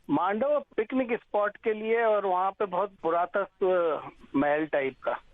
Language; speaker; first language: Hindi; native; Hindi